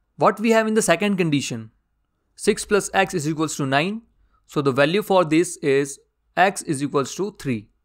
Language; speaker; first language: English; non-native, local second language; Hindi